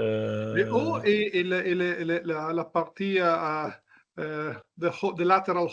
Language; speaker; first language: French; non-native, learner; Italian